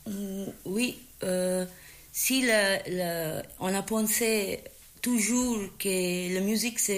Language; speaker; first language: French; non-native, learner; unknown